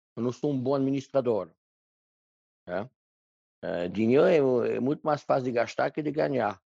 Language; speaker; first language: Portuguese; non-native, fluent; French